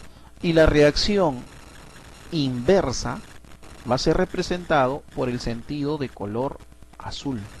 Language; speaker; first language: Spanish; native; Spanish